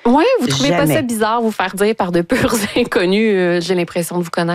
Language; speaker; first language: French; native; French